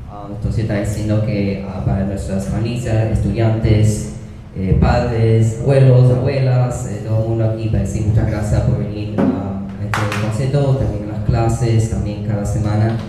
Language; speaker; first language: Spanish; non-native, learner; English